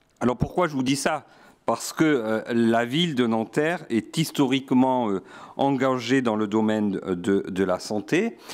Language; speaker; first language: French; native; French